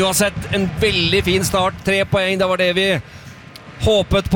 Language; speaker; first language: Norwegian; native; Norwegian